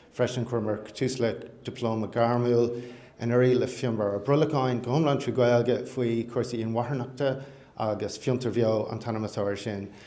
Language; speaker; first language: Irish; non-native, local second language; English